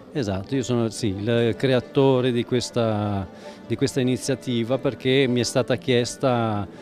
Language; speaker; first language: Italian; native; Italian